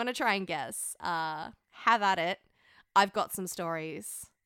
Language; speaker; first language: English; early bilingual, other home language; French